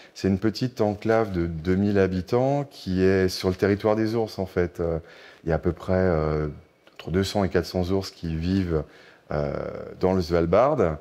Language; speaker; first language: French; native; French